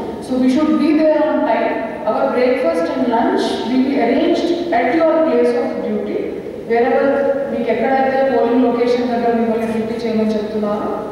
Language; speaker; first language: English; non-native, local second language; Telugu